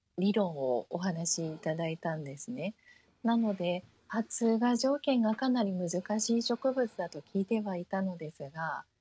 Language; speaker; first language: Japanese; early bilingual, heritage; Japanese